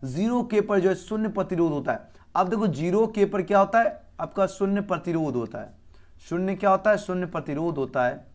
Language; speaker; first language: Hindi; native; Hindi